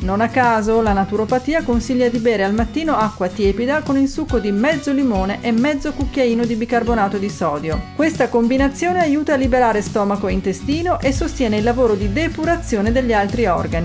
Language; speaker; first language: Italian; native; Italian